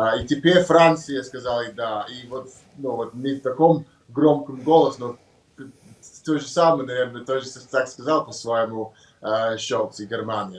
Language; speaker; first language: Russian; non-native, learner; English